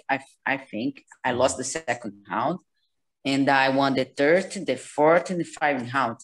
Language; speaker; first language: English; non-native, learner; Portuguese